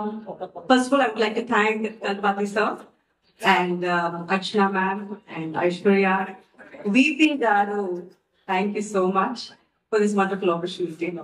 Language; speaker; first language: Telugu; non-native, learner; Tamil